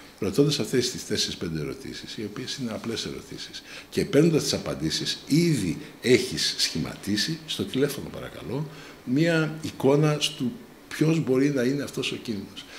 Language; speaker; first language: Greek; native; Greek